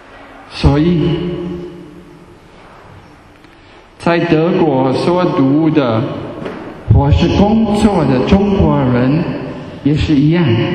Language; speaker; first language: Chinese; non-native, fluent; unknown